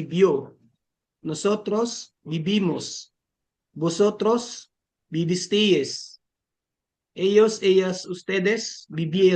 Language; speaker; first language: Spanish; non-native, learner; Filipino